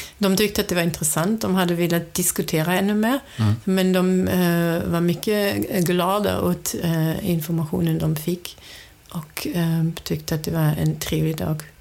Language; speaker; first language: Swedish; non-native, fluent; German